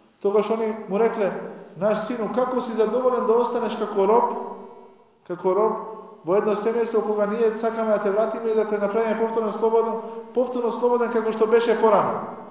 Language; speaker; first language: Macedonian; non-native, local second language; Albanian